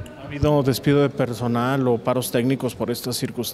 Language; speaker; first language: Spanish; native; Spanish